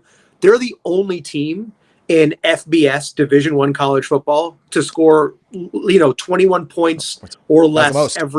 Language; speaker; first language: English; native; English